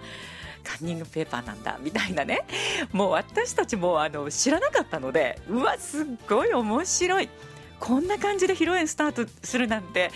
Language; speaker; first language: Japanese; native; Japanese